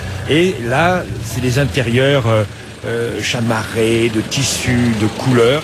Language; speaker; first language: French; native; French